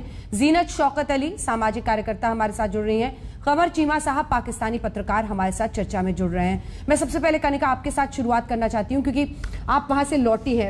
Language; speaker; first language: Hindi; native; Hindi